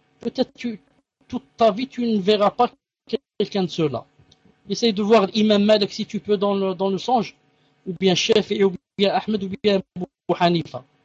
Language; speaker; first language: French; non-native, local second language; Arabic